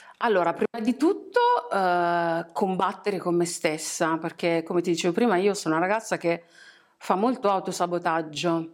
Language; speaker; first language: Italian; early bilingual, other home language; English